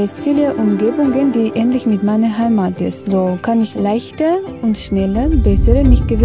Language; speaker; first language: German; non-native, learner; Persian